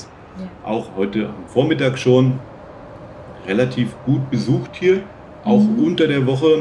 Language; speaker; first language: German; native; German